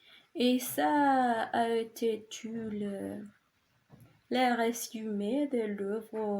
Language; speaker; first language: French; non-native, learner; Spanish